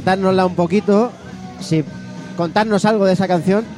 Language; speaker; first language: Spanish; native; Spanish